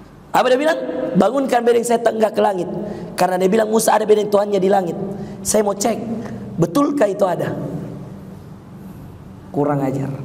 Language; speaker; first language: Indonesian; native; Indonesian